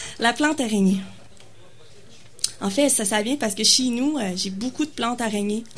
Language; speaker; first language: French; native; French